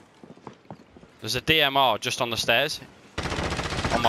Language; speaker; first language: English; native; English